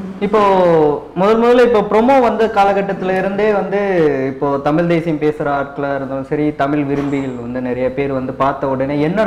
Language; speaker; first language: Tamil; native; Tamil